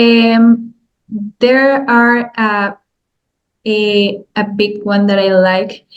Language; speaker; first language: English; non-native, learner; Spanish